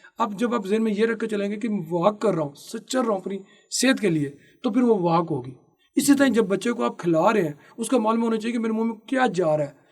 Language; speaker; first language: Urdu; non-native, local second language; Punjabi